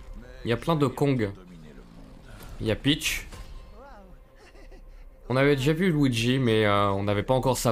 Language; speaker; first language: French; native; French